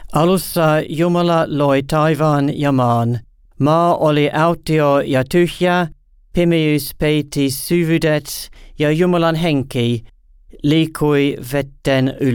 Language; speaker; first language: Finnish; non-native, learner; English